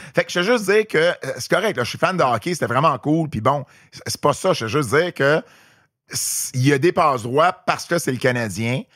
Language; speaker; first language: French; native; French